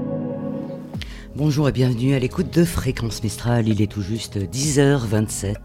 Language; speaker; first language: French; native; French